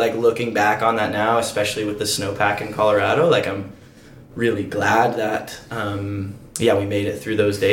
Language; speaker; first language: English; native; English